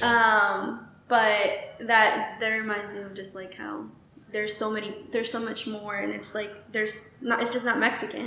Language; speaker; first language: English; native; English